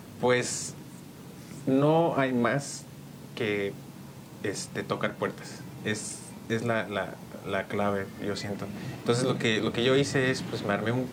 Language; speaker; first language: Spanish; early bilingual, heritage; Spanish